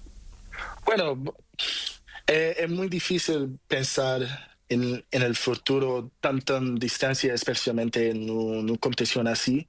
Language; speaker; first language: Spanish; non-native, learner; Portuguese